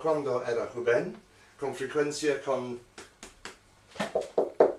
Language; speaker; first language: Spanish; non-native, learner; English